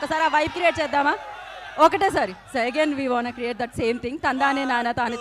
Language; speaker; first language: Telugu; native; Telugu